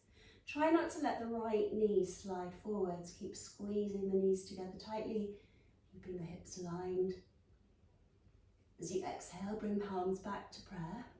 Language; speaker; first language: English; native; English